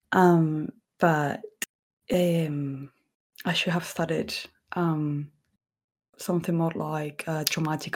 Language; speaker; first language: English; non-native, fluent; Spanish